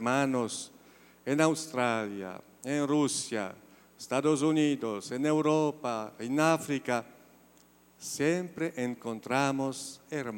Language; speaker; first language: Spanish; non-native, fluent; Polish